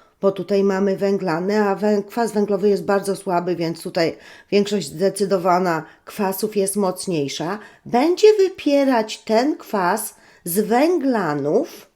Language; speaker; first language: Polish; native; Polish